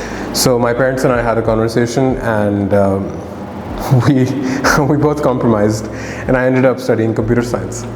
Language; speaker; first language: English; non-native, local second language; Urdu